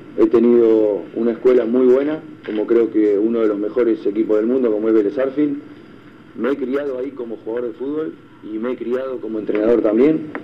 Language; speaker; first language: Spanish; native; Spanish